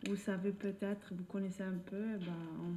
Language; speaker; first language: French; non-native, learner; Turkish